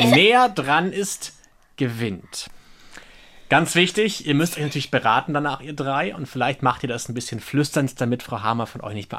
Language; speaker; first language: German; native; German